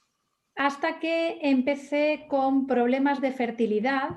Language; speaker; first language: Spanish; native; Spanish